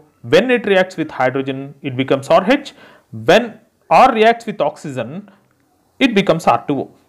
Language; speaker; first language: English; non-native, local second language; Telugu